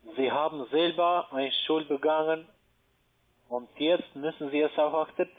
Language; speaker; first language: German; native; German